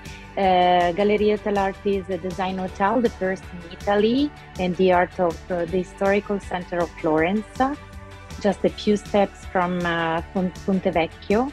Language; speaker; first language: English; non-native, local second language; Italian